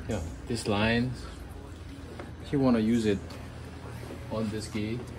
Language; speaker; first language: English; non-native, learner; Korean